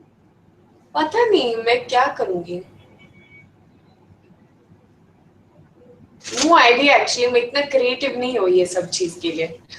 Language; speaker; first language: Hindi; non-native, fluent; Swedish